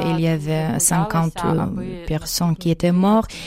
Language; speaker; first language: French; non-native, fluent; Ukrainian